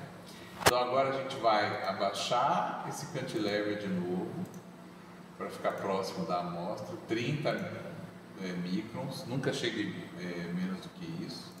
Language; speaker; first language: Portuguese; native; Portuguese